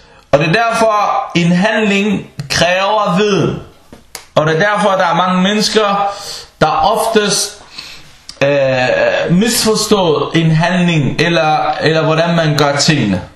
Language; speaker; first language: Danish; non-native, fluent; Arabic